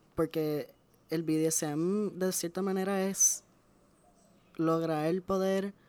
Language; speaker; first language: Spanish; native; Spanish